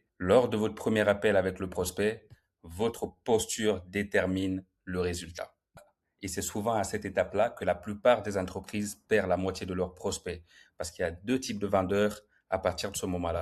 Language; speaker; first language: French; native; French